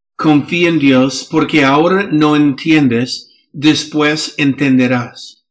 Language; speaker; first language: Spanish; non-native, fluent; English